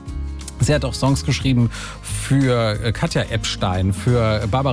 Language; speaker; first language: German; native; German